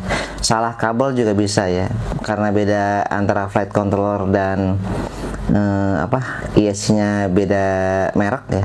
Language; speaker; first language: Indonesian; native; Indonesian